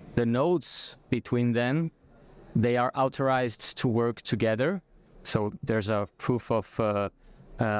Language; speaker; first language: English; non-native, fluent; French